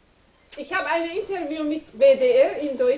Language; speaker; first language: German; non-native, learner; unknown